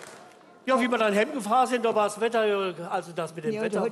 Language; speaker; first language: German; native; German